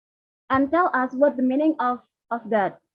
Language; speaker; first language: English; non-native, learner; Indonesian